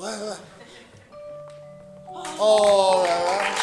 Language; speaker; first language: French; non-native, fluent; English